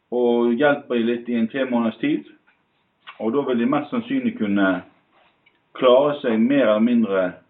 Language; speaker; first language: Norwegian; native; Norwegian